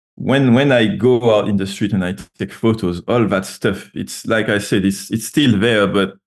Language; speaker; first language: English; non-native, fluent; French